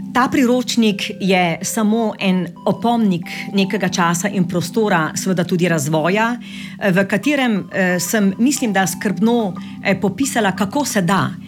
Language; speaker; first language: Slovenian; native; Slovenian